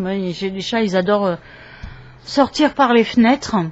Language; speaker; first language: French; native; French